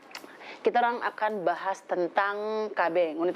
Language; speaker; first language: Indonesian; native; Indonesian